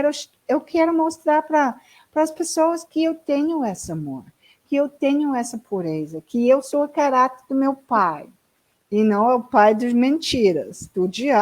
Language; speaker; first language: Portuguese; non-native, learner; English